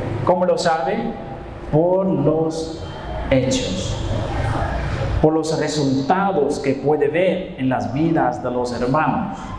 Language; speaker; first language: Spanish; non-native, fluent; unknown